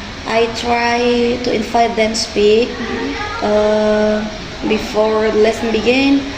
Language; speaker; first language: English; non-native, fluent; Indonesian